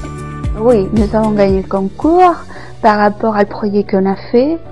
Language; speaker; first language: French; non-native, fluent; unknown